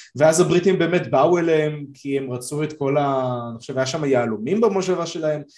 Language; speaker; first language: Hebrew; native; Hebrew